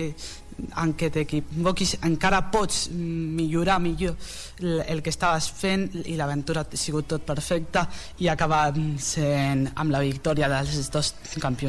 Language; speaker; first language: Catalan; non-native, local second language; Spanish